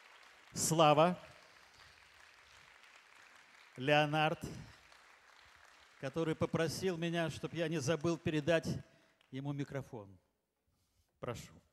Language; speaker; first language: Russian; native; Russian